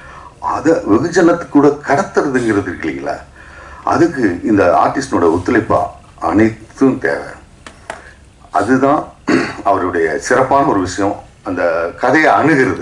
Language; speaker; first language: Tamil; native; Tamil